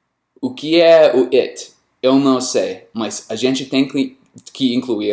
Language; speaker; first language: Portuguese; non-native, fluent; English